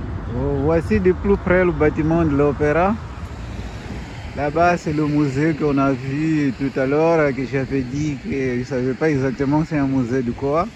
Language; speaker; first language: French; non-native, fluent; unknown